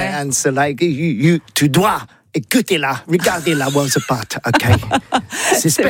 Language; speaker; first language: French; non-native, learner; English